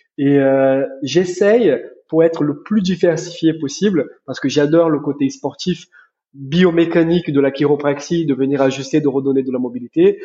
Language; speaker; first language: French; non-native, fluent; Portuguese